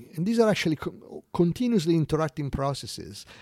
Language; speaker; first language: English; non-native, fluent; Italian